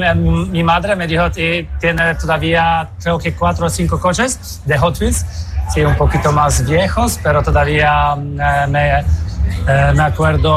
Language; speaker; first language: Spanish; non-native, fluent; Polish